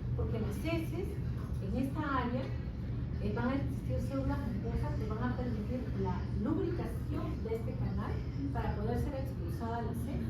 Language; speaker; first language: Spanish; native; Spanish